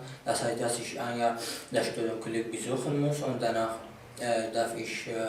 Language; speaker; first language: German; non-native, fluent; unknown